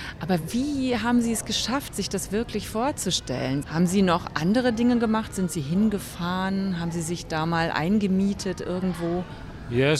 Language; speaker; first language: German; native; German